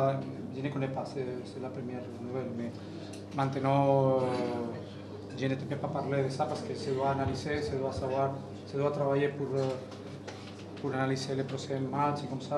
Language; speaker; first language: French; non-native, learner; Catalan